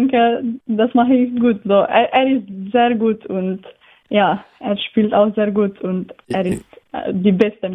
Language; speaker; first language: German; non-native, learner; Slovenian